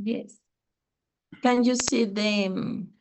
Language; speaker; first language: English; non-native, learner; Spanish